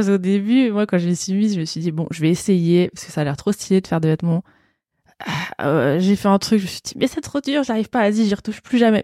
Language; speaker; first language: French; native; French